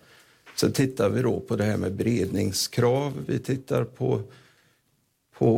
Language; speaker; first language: Swedish; native; Swedish